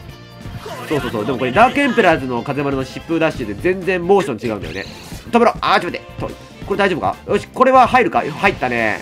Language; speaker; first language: Japanese; native; Japanese